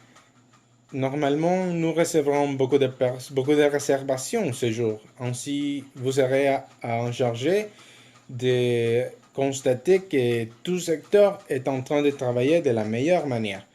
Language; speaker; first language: French; non-native, learner; Spanish